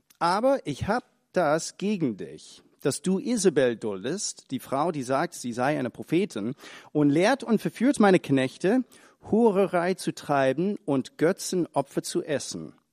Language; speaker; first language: German; non-native, fluent; English